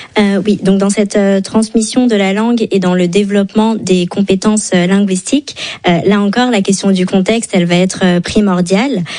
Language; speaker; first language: French; native; French